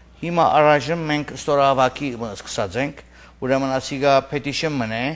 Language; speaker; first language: Armenian; early bilingual, heritage; Armenian